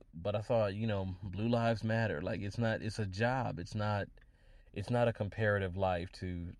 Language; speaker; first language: English; native; English